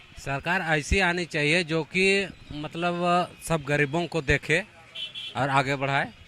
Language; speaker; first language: Hindi; native; Hindi